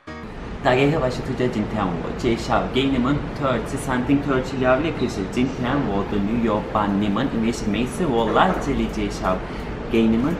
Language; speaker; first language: Chinese; non-native, learner; Turkish